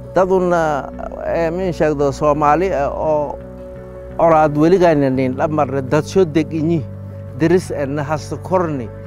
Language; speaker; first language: Somali; native; Somali